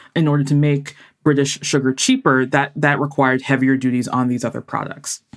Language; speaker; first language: English; native; English